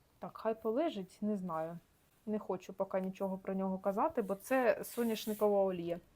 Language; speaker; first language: Ukrainian; native; Ukrainian